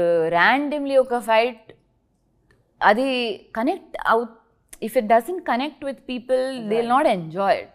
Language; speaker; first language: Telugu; non-native, learner; Tulu